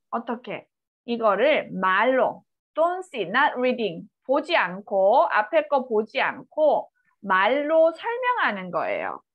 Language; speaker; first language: Korean; native; Korean